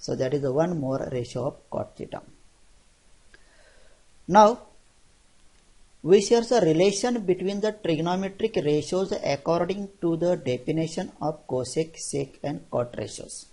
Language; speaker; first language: English; non-native, local second language; Marathi